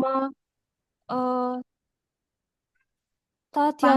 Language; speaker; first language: Chinese; non-native, learner; Indonesian